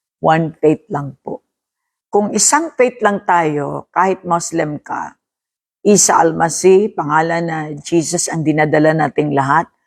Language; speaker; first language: Filipino; non-native, local second language; Hiligaynon